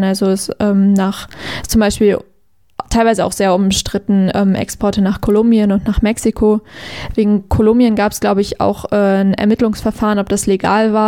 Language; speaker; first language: German; native; German